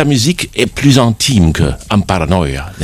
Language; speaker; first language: French; non-native, fluent; German